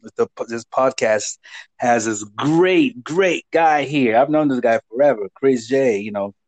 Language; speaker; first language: English; non-native, local second language; Igbo